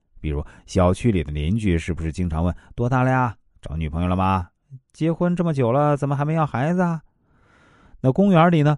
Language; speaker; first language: Chinese; native; Chinese